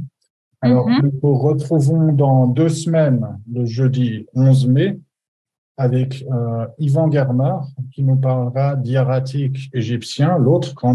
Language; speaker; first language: French; native; French